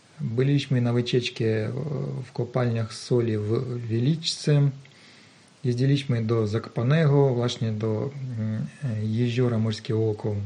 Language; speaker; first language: Polish; non-native, learner; Ukrainian